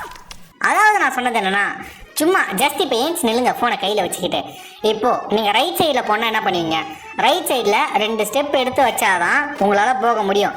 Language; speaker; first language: Tamil; native; Tamil